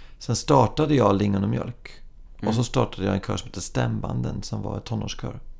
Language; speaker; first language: Swedish; early bilingual, other home language; English